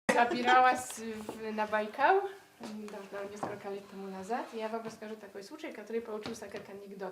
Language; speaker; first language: Russian; non-native, fluent; Polish